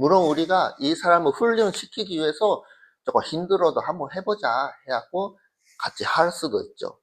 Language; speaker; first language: Korean; early bilingual, heritage; Korean